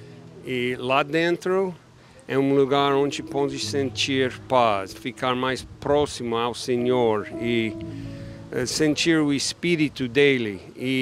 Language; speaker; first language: Portuguese; non-native, fluent; English